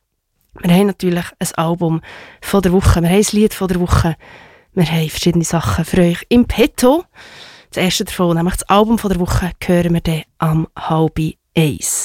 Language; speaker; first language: German; native; German